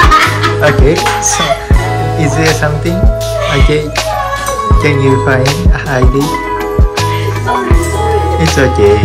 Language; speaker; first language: English; non-native, learner; Japanese